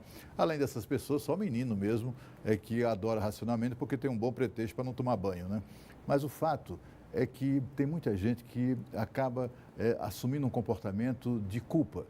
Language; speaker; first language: Portuguese; native; Portuguese